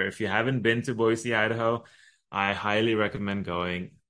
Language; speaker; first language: English; early bilingual, other home language; Arabic